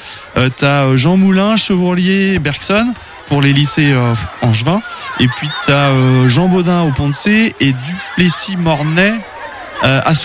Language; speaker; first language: French; native; French